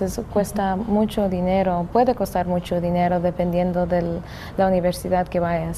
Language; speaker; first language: Spanish; early bilingual, heritage; English